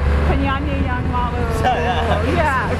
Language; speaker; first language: Indonesian; non-native, learner; English